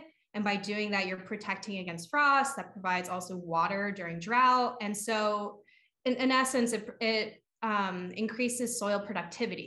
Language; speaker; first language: English; native; English